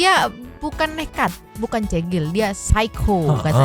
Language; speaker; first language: Indonesian; native; Indonesian